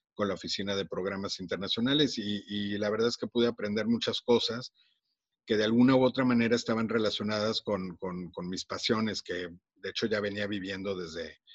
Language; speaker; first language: Spanish; native; Spanish